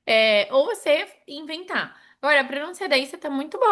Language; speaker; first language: Portuguese; non-native, fluent; Spanish